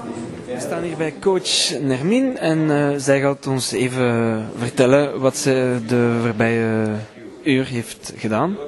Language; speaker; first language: Dutch; native; Dutch